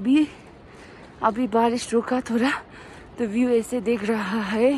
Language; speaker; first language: Hindi; non-native, local second language; Nepali